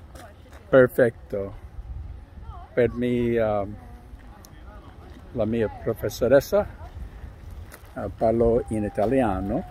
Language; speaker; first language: Italian; non-native, learner; English